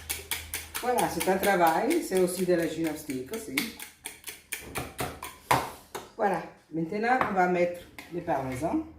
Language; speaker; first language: French; non-native, fluent; Italian